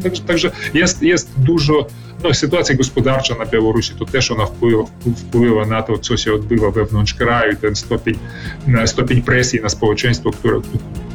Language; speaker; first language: Polish; early bilingual, heritage; Polish